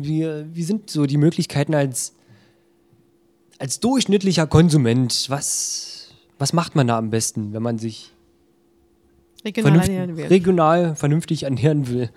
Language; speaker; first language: German; native; German